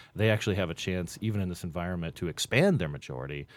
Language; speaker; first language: English; native; English